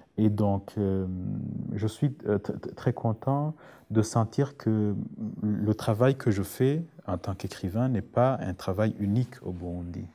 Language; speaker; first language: French; non-native, local second language; Rundi